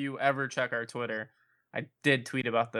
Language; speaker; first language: English; native; English